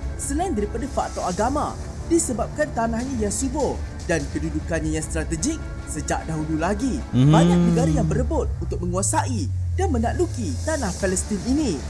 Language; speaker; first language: Malay; native; Malay